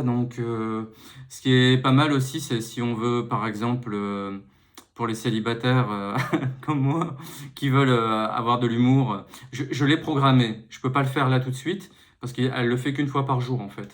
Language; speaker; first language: French; native; French